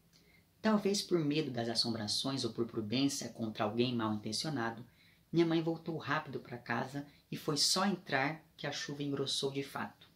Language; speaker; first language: Portuguese; native; Portuguese